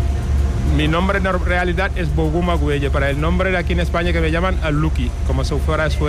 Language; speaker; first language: Spanish; non-native, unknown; Wolof